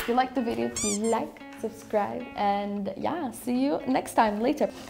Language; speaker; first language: English; native; English